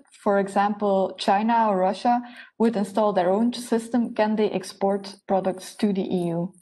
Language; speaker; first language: English; non-native, fluent; Dutch